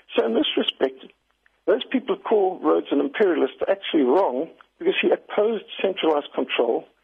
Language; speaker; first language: English; native; English